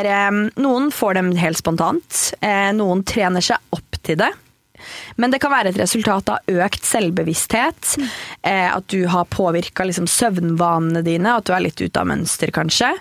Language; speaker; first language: Norwegian; native; Norwegian